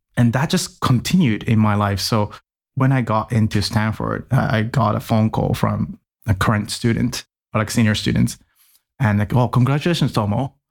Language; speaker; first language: English; non-native, fluent; Japanese